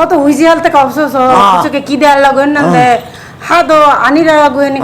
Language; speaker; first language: Korean; non-native, fluent; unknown